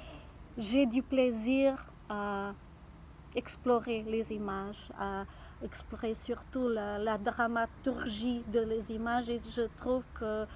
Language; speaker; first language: French; non-native, fluent; Portuguese